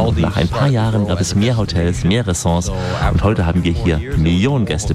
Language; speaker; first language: German; native; German